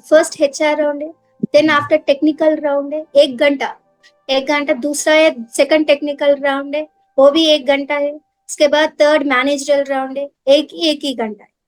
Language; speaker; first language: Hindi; non-native, local second language; Telugu